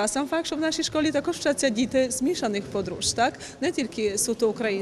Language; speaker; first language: Ukrainian; early bilingual, heritage; Ukrainian